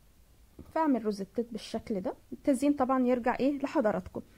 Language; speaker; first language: Arabic; native; Arabic